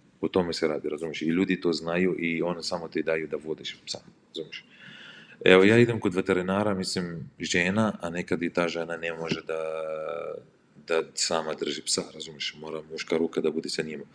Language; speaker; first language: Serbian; non-native, learner; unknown